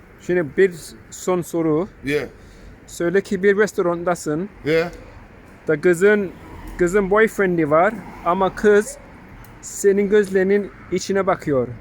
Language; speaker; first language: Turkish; early bilingual, heritage; Turkish